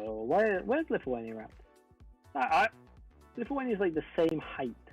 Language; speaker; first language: English; native; English